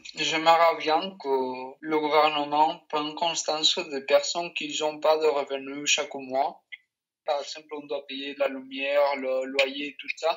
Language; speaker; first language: French; non-native, fluent; Spanish